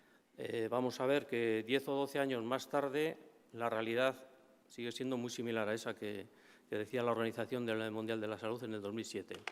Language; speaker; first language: Spanish; native; Spanish